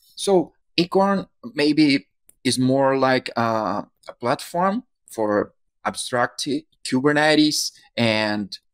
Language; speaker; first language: English; non-native, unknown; Portuguese